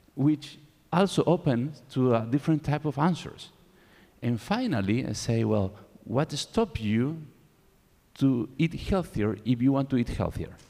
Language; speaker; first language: English; non-native, learner; Spanish